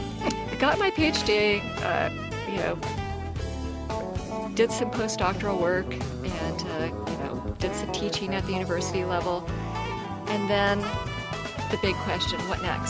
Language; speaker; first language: English; native; English